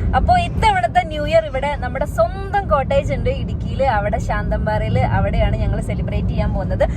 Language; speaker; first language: Malayalam; native; Malayalam